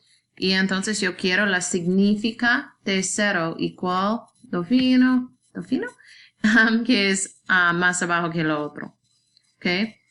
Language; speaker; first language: Spanish; non-native, learner; English